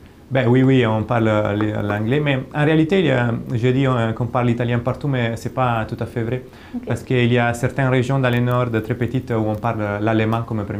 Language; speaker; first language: French; non-native, fluent; Italian